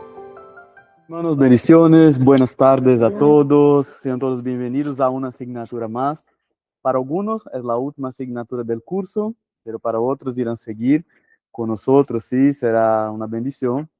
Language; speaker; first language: Spanish; non-native, fluent; Portuguese